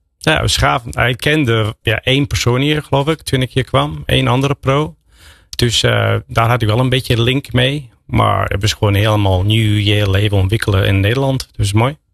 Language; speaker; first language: Dutch; non-native, fluent; English